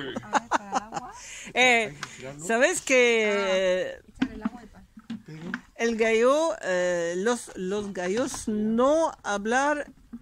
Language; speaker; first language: Spanish; non-native, learner; French